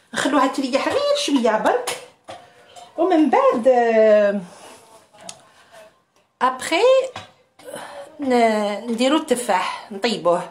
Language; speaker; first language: Arabic; native; Arabic